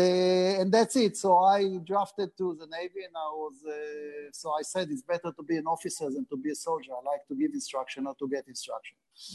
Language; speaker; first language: English; non-native, fluent; Hebrew